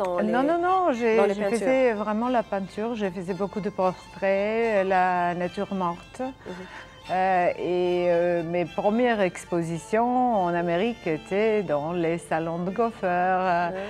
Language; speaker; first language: French; non-native, fluent; Serbian